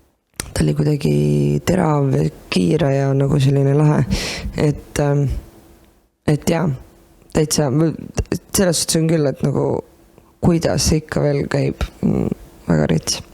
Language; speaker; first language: Estonian; native; Estonian